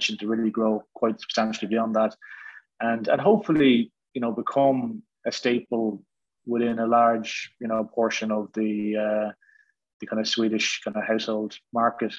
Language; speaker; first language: English; native; English